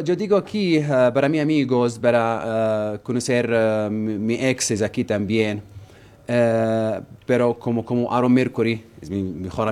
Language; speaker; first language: Spanish; non-native, learner; Arabic